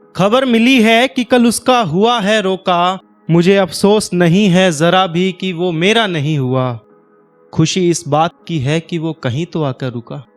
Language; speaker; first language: Hindi; native; Hindi